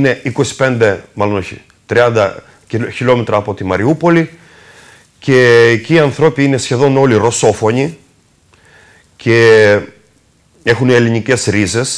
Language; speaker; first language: Greek; non-native, fluent; Russian